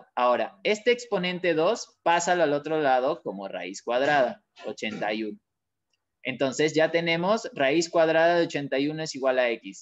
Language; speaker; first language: Spanish; native; Spanish